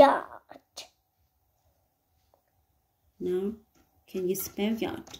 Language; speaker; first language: English; non-native, learner; Vietnamese